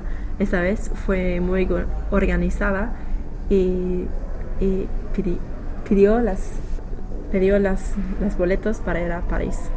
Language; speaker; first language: Spanish; non-native, learner; English